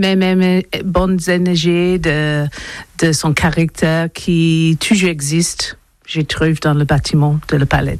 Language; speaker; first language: French; non-native, learner; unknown